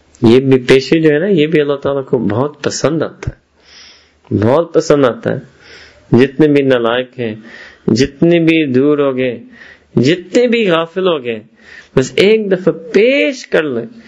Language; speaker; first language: Urdu; early bilingual, other home language; English